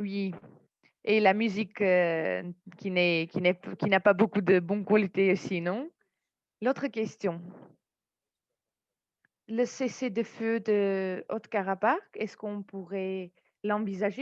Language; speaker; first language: French; non-native, fluent; Armenian